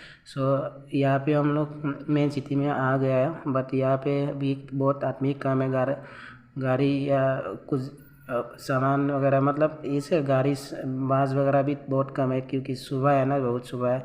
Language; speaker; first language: Hindi; non-native, local second language; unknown